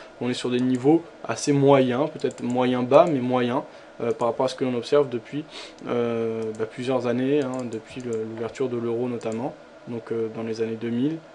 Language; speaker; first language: French; native; French